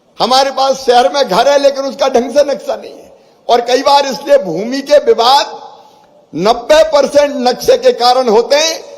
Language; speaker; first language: Hindi; native; Hindi